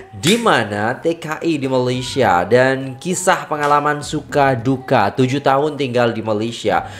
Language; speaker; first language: Malay; non-native, fluent; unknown